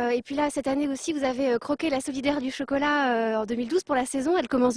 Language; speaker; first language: French; native; French